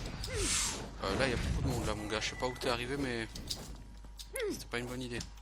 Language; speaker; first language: French; native; French